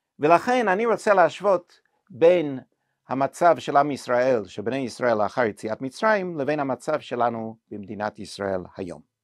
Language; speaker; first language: Hebrew; non-native, fluent; English